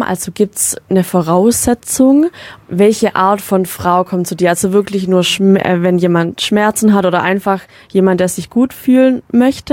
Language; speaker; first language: German; native; German